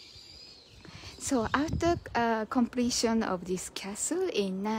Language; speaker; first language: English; non-native, learner; Japanese